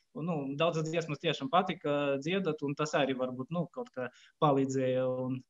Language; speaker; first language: Latvian; non-native, local second language; Russian